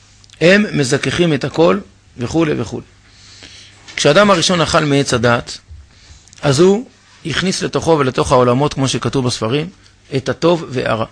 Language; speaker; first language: Hebrew; native; Hebrew